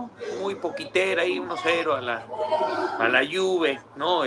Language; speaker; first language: Spanish; native; Spanish